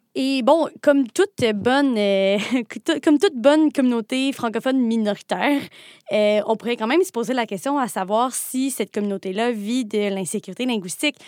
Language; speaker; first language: French; native; French